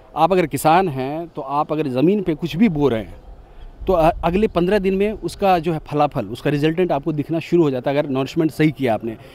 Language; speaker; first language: Hindi; native; Hindi